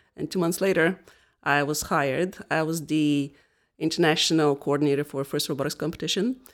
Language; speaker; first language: English; non-native, fluent; Bulgarian